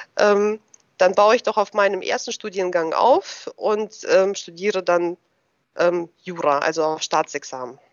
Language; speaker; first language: German; early bilingual, other home language; Russian